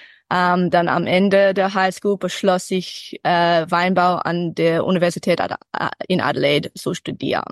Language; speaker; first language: German; early bilingual, heritage; English